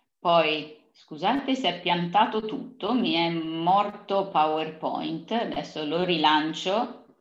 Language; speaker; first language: Italian; early bilingual, other home language; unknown